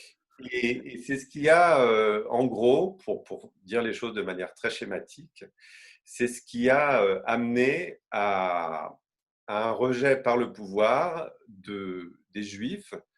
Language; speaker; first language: French; native; French